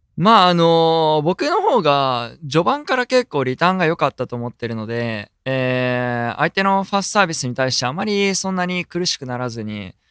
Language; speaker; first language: Japanese; native; Japanese